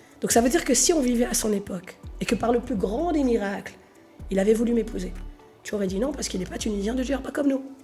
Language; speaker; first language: French; native; French